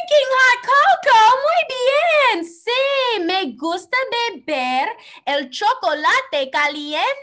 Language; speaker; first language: Spanish; non-native, fluent; English